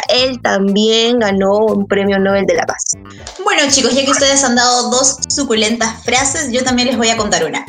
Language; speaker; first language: Spanish; native; Spanish